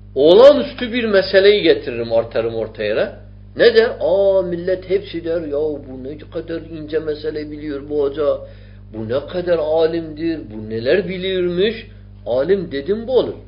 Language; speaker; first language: Turkish; non-native, fluent; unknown